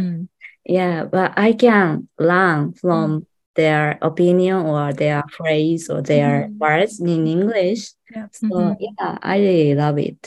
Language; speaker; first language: English; non-native, learner; Japanese